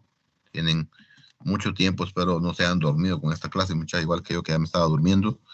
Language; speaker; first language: Spanish; native; Spanish